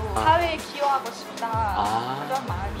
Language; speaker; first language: Korean; non-native, fluent; Uzbek